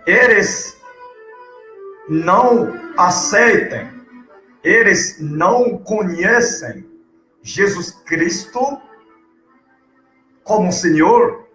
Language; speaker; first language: Portuguese; non-native, learner; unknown